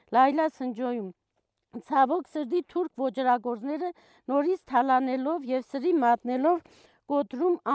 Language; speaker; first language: Armenian; non-native, local second language; Kurdish